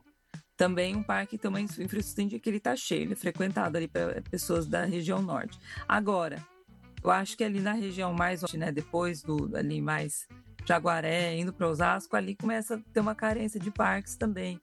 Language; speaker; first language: Portuguese; native; Portuguese